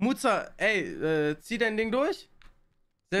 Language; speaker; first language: German; native; German